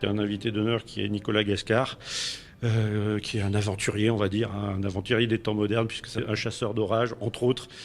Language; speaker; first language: French; native; French